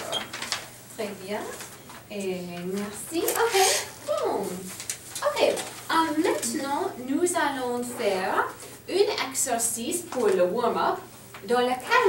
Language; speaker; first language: French; non-native, fluent; English